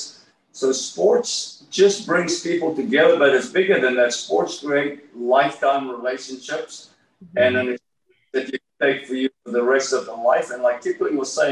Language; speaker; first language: English; native; English